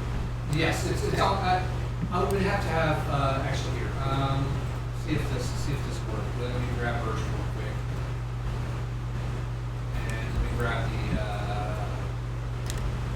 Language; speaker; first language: English; native; English